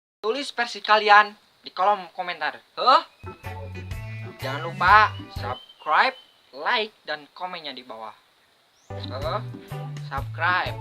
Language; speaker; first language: Indonesian; non-native, local second language; Sundanese